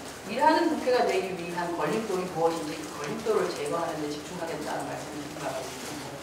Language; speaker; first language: Korean; native; Korean